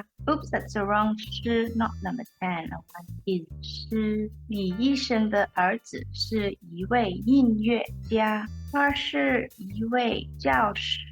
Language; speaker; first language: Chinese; non-native, learner; English